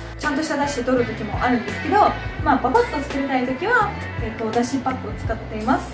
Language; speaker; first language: Japanese; non-native, fluent; Russian